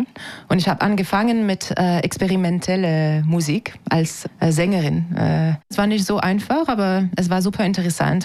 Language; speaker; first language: German; non-native, fluent; French